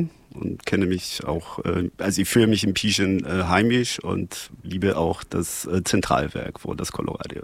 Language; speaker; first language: German; non-native, fluent; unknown